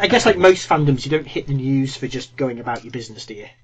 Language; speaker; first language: English; native; English